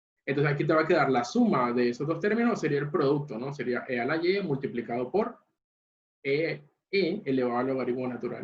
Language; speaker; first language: Spanish; native; Spanish